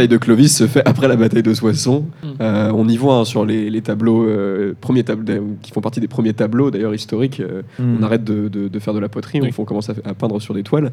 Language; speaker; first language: French; native; French